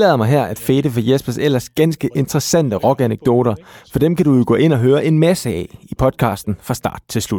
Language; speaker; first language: Danish; native; Danish